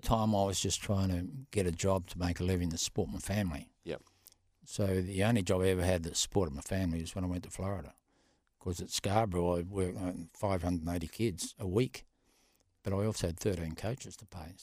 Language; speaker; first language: English; native; English